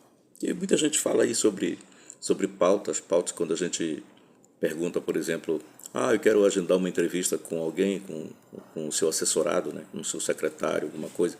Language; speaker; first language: Portuguese; native; Portuguese